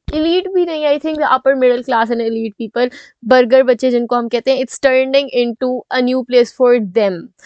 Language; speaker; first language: English; non-native, local second language; Urdu